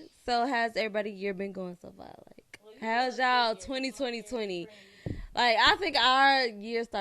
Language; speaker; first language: English; native; English